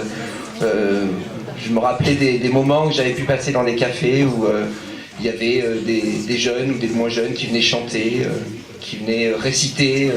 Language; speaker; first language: French; native; French